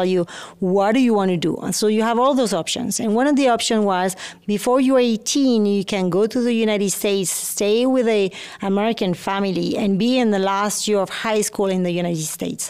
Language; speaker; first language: English; non-native, fluent; French